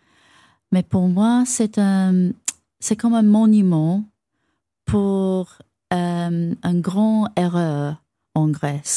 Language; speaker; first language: French; non-native, fluent; English